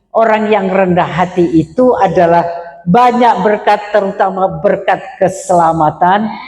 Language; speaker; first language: Indonesian; non-native, local second language; Madurese